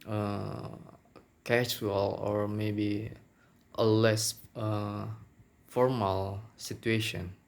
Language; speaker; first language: English; non-native, local second language; Minangkabau